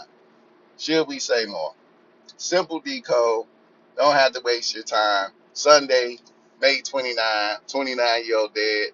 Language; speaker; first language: English; native; English